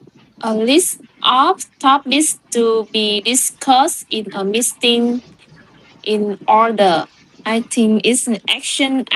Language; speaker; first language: English; non-native, learner; Vietnamese